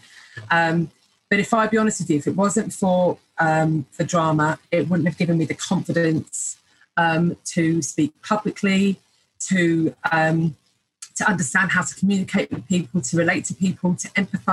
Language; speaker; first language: English; native; English